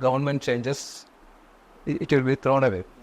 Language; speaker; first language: English; non-native, local second language; Konkani